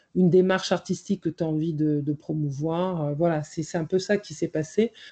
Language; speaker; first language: French; native; French